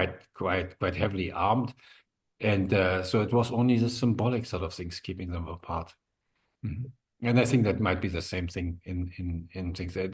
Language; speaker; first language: English; non-native, fluent; German